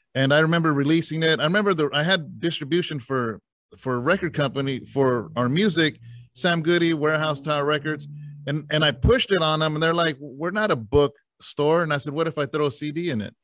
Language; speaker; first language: English; native; English